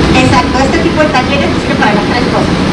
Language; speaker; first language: Spanish; native; Spanish